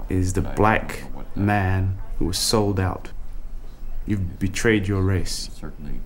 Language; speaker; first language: English; native; English